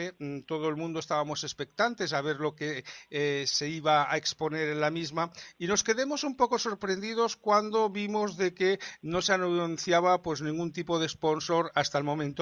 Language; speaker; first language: Spanish; native; Spanish